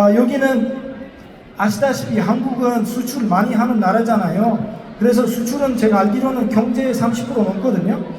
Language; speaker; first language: Korean; non-native, fluent; Uzbek